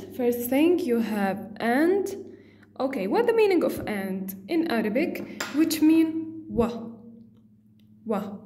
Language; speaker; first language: English; non-native, fluent; Arabic